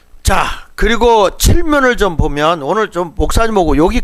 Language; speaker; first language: Korean; native; Korean